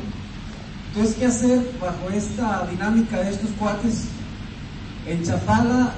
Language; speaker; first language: Spanish; native; Spanish